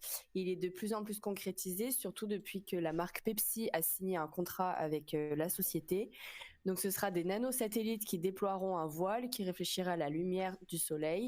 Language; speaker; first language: French; native; French